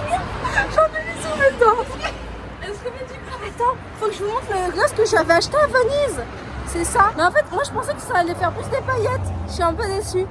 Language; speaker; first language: French; native; French